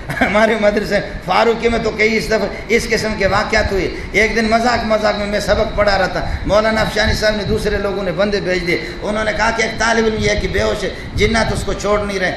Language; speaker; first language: Urdu; non-native, local second language; Brahui